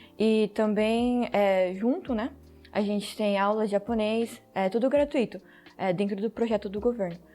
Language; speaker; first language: Portuguese; early bilingual, heritage; Portuguese